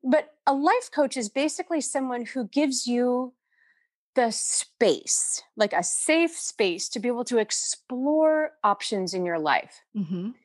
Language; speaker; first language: English; native; English